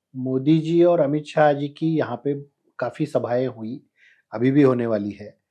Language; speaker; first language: Hindi; non-native, local second language; Marathi